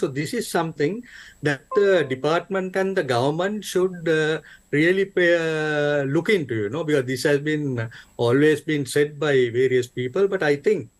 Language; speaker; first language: English; non-native, local second language; Sinhala